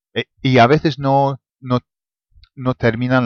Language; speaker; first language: Spanish; non-native, fluent; English